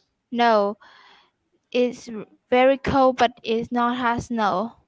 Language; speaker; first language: English; non-native, learner; Vietnamese